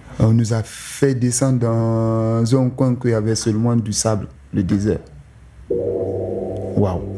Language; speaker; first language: French; non-native, local second language; Susu